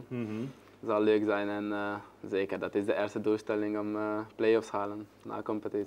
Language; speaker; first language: Dutch; non-native, learner; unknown